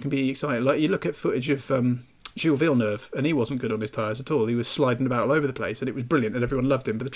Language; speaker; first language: English; native; English